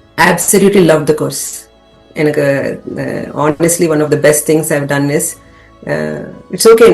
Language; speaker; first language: English; non-native, local second language; Tamil